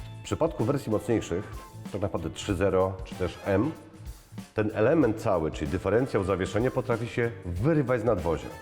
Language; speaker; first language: Polish; native; Polish